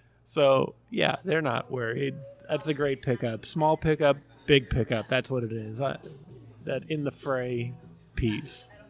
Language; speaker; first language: English; native; English